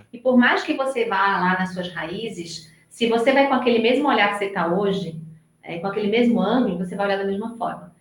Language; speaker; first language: Portuguese; native; Portuguese